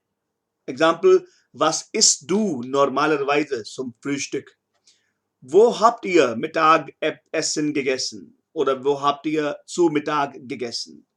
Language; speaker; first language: German; non-native, fluent; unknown